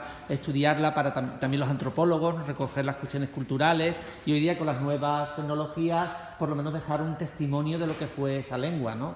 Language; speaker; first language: Spanish; native; Spanish